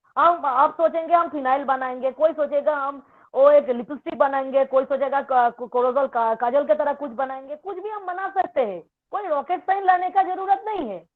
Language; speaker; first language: Hindi; non-native, local second language; Bangla